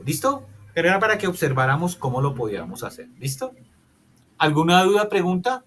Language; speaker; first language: Spanish; native; Spanish